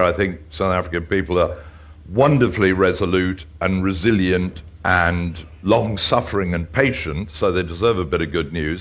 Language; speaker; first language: English; native; English